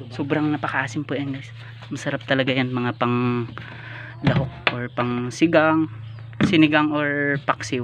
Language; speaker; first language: Filipino; native; Filipino